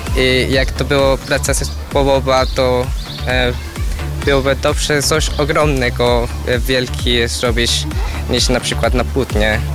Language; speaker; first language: Polish; non-native, learner; Spanish